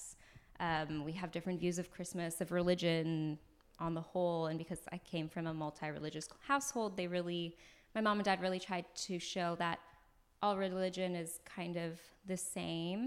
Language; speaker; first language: English; early bilingual, other home language; French